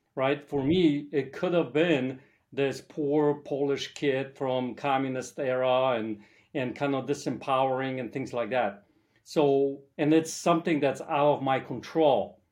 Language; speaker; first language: English; early bilingual, other home language; Polish